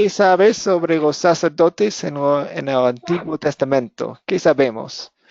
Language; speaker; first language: Spanish; non-native, fluent; English